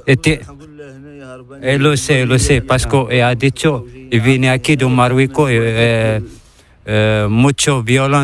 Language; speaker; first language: Spanish; non-native, learner; Arabic